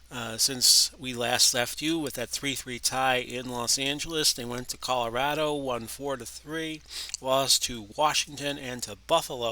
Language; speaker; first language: English; native; English